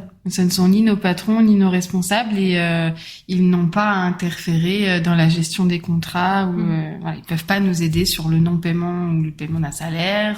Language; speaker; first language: French; native; French